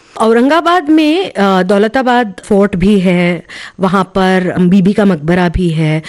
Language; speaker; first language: Hindi; non-native, local second language; Marathi